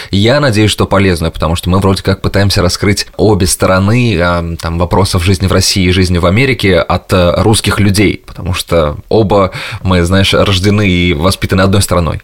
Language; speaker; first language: Russian; native; Russian